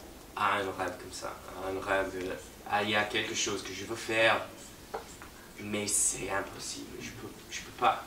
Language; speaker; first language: French; non-native, fluent; English